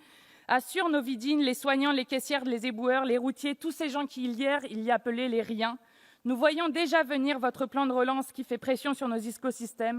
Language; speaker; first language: French; native; French